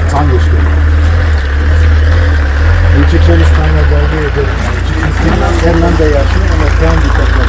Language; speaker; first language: Turkish; non-native, learner; Chechen